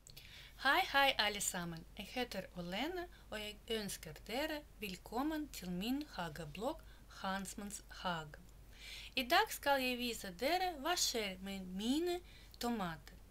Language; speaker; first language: Norwegian; non-native, learner; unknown